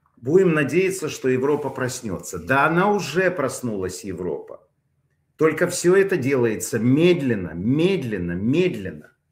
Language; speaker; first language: Russian; native; Russian